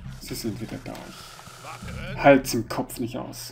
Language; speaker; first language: German; native; German